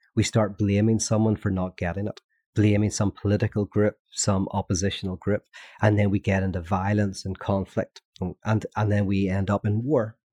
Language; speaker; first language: English; native; English